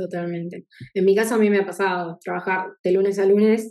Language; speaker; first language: Spanish; native; Spanish